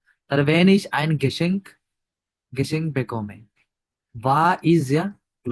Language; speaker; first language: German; non-native, fluent; Bangla